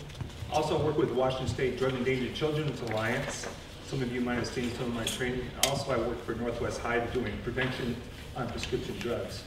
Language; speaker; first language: English; native; English